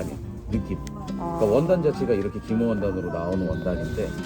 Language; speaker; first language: Korean; native; Korean